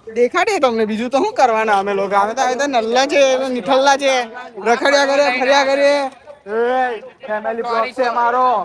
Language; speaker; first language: Gujarati; native; Gujarati